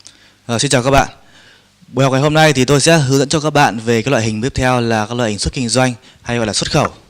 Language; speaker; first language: Vietnamese; native; Vietnamese